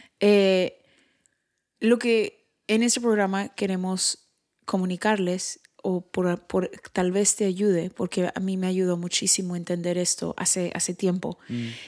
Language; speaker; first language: Spanish; early bilingual, heritage; Spanish